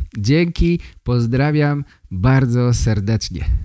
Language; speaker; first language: Polish; native; Polish